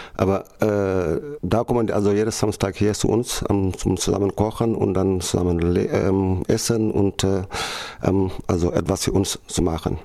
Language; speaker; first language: German; non-native, fluent; Wolof